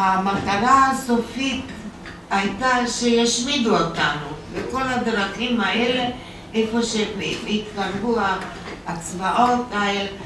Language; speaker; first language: Hebrew; non-native, fluent; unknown